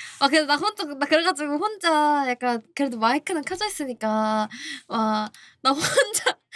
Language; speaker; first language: Korean; native; Korean